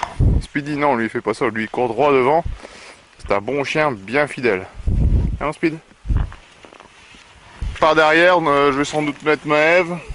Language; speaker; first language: French; native; French